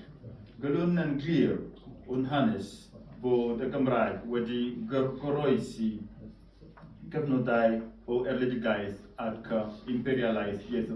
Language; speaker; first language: Welsh; non-native, fluent; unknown